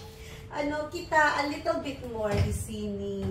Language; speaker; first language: Indonesian; non-native, learner; Hiligaynon